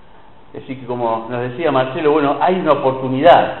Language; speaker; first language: Spanish; native; Spanish